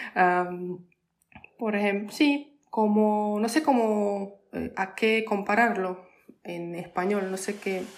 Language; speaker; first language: Spanish; non-native, fluent; Polish